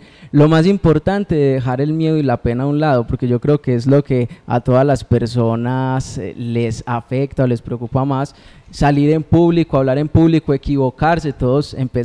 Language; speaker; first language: Spanish; native; Spanish